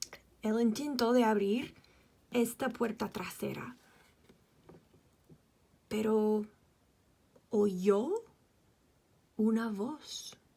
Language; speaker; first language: Spanish; non-native, fluent; English